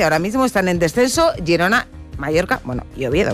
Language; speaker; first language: Spanish; native; Spanish